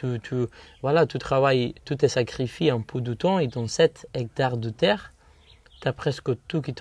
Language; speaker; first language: French; non-native, fluent; Spanish